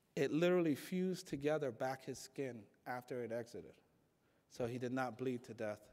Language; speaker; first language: English; native; English